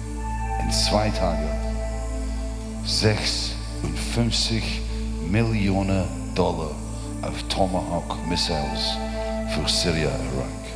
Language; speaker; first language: German; non-native, learner; English